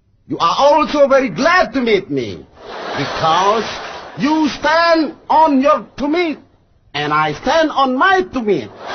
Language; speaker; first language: English; non-native, learner; Indonesian